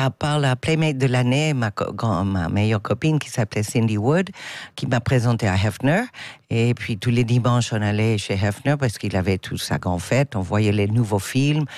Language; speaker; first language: French; non-native, fluent; English